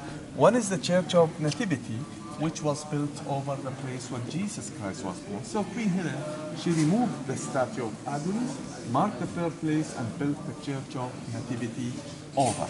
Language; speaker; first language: English; non-native, fluent; Arabic